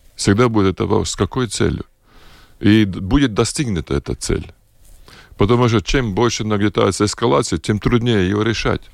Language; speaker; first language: Russian; non-native, local second language; Latvian